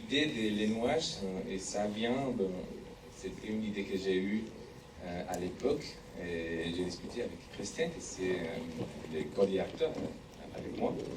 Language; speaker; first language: French; non-native, learner; Spanish